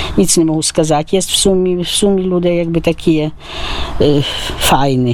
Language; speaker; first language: Polish; non-native, local second language; Ukrainian